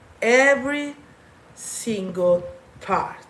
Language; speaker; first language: English; non-native, fluent; Italian